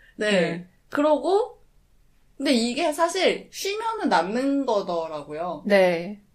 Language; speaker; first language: Korean; early bilingual, heritage; Korean